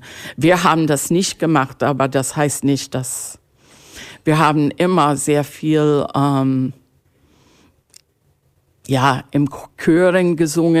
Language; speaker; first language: German; non-native, fluent; English